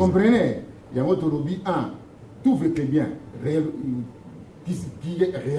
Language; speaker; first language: French; non-native, local second language; Lingala